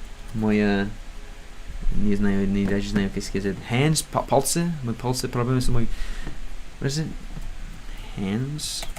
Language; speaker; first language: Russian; non-native, learner; English